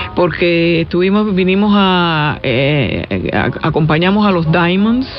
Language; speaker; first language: Spanish; native; Spanish